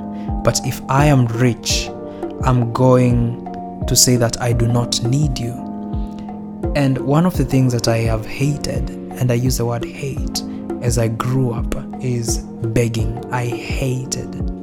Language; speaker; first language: English; non-native, local second language; Swahili